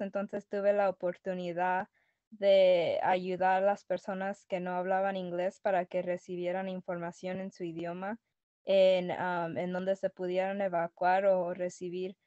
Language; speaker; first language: Spanish; early bilingual, other home language; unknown